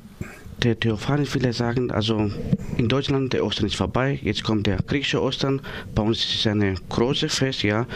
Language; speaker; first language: German; non-native, learner; Greek